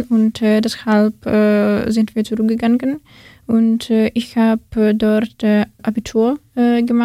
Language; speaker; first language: German; non-native, learner; Ukrainian